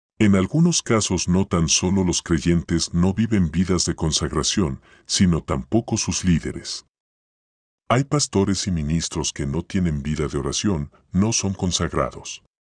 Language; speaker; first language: Spanish; native; Spanish